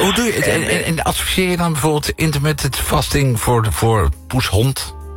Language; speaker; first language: Dutch; native; Dutch